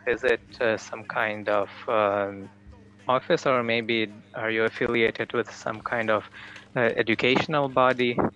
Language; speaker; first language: English; non-native, fluent; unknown